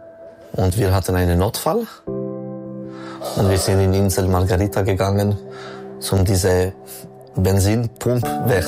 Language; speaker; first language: German; non-native, local second language; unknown